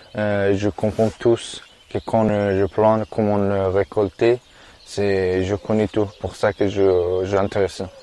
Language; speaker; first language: French; non-native, learner; Persian